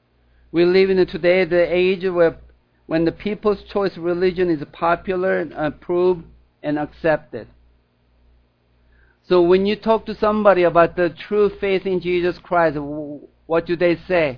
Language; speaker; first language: English; non-native, fluent; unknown